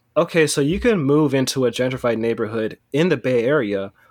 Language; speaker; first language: English; native; English